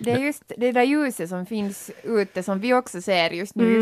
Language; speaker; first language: Swedish; native; Swedish